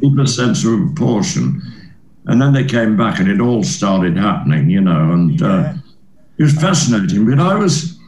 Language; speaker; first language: English; native; English